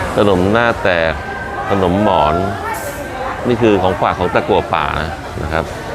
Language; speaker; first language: Thai; native; Thai